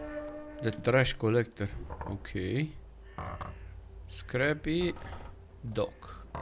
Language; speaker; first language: English; non-native, fluent; Romanian